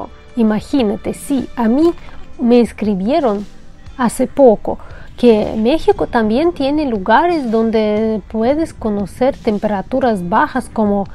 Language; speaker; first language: Spanish; non-native, fluent; Russian